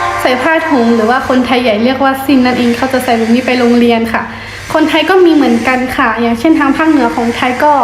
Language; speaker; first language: Thai; early bilingual, other home language; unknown